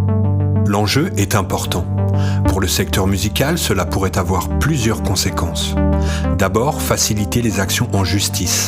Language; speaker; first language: French; native; French